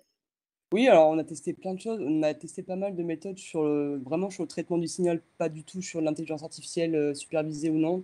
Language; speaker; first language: French; native; French